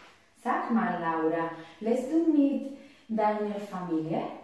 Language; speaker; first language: German; non-native, learner; Spanish